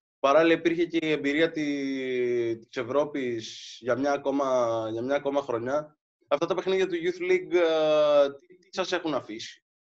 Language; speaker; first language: Greek; native; Greek